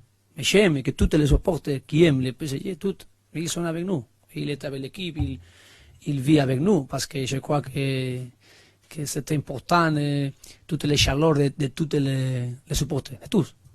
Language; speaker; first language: French; non-native, learner; Spanish